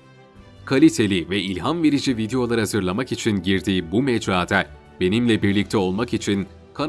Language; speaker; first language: Turkish; native; Turkish